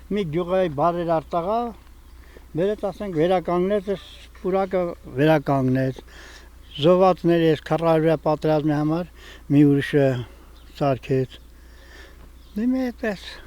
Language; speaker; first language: Armenian; native; Armenian